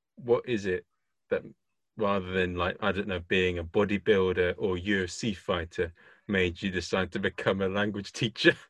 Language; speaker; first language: English; native; English